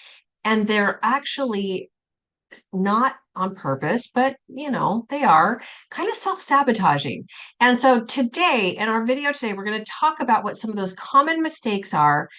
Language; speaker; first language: English; native; English